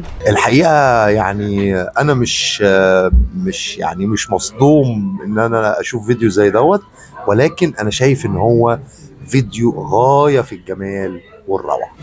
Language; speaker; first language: Arabic; native; Arabic